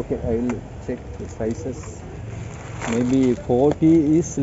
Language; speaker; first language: English; non-native, learner; Tamil